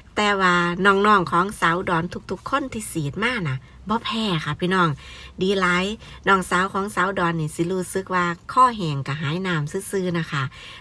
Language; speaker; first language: Thai; native; Thai